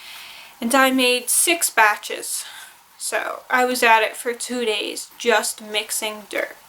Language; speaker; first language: English; native; English